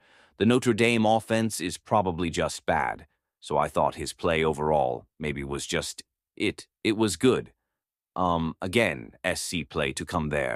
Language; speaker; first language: English; native; English